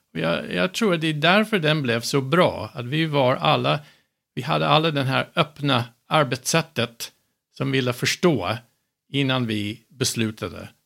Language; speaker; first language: Swedish; non-native, fluent; English